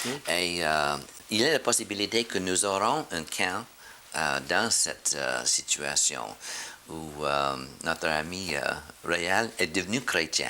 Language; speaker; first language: French; non-native, learner; English